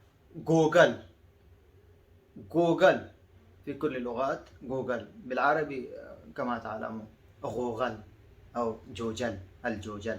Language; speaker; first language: Arabic; non-native, fluent; Pashto